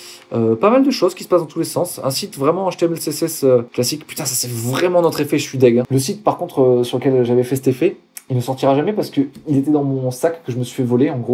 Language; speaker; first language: French; native; French